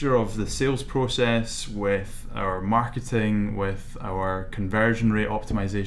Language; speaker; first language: English; native; English